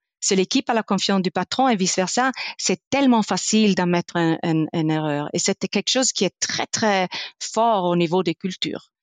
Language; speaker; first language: French; non-native, fluent; Italian